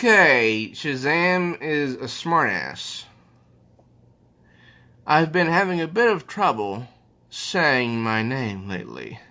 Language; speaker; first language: English; native; English